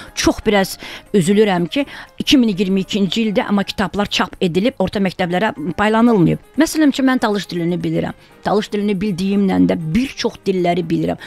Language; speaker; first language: Azerbaijani; non-native, local second language; Talysh